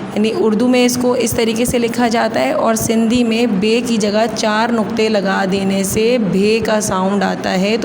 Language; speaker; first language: Urdu; non-native, local second language; Sindhi